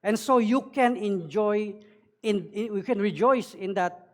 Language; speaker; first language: English; non-native, local second language; Filipino